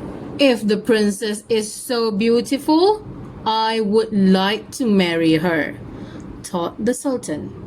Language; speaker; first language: English; non-native, local second language; Malay